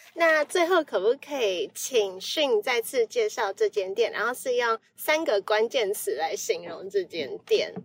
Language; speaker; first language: Chinese; native; Chinese